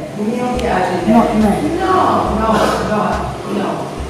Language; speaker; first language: Italian; non-native, learner; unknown